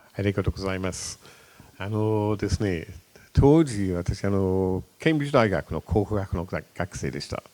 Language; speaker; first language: Japanese; non-native, fluent; English